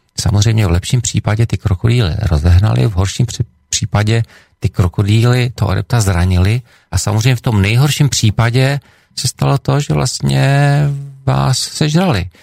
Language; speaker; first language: Czech; native; Czech